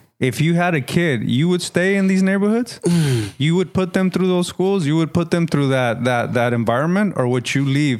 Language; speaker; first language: English; early bilingual, other home language; Spanish